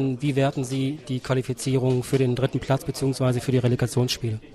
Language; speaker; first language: German; native; German